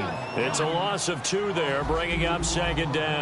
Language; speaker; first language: English; native; English